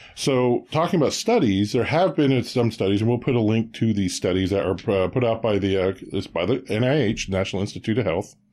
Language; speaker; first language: English; native; English